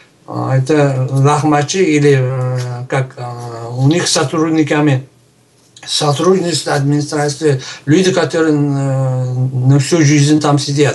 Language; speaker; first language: Russian; non-native, local second language; Uzbek